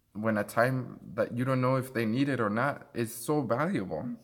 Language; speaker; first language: English; early bilingual, other home language; Spanish